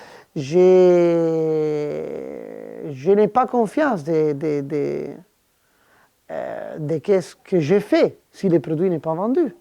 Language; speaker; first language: French; non-native, fluent; Italian